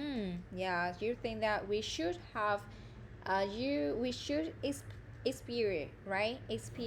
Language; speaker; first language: English; non-native, fluent; Vietnamese